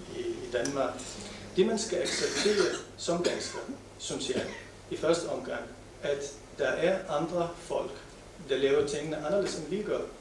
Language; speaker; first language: Danish; non-native, local second language; Arabic